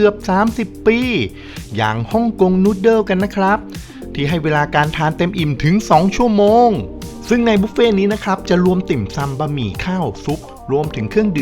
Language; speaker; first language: Thai; native; Thai